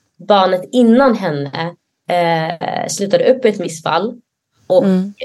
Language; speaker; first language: Swedish; early bilingual, other home language; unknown